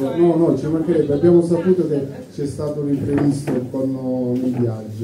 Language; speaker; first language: Italian; native; Italian